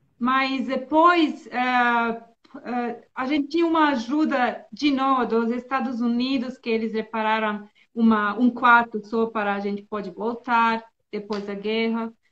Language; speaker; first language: Portuguese; non-native, learner; Bosnian